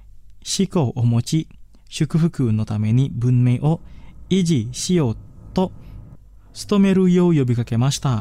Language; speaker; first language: Japanese; non-native, fluent; Indonesian